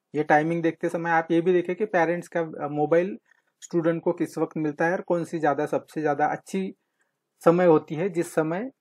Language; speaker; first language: Hindi; non-native, local second language; Marathi